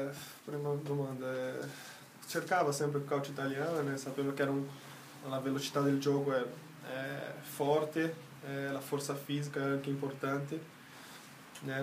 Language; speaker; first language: Italian; non-native, learner; Portuguese